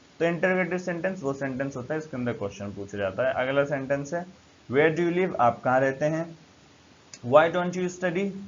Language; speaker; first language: Urdu; native; Urdu